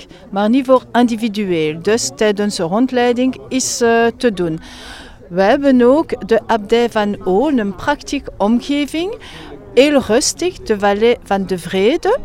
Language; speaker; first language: Dutch; non-native, local second language; French